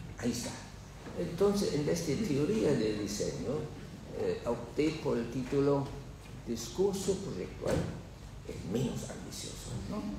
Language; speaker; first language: Spanish; non-native, fluent; German